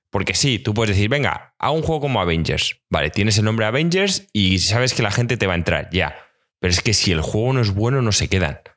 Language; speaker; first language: Spanish; native; Spanish